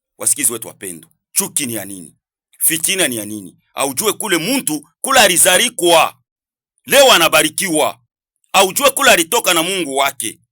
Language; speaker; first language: Swahili; native; Swahili